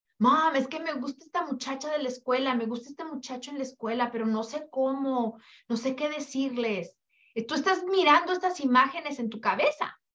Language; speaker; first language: Spanish; early bilingual, heritage; Spanish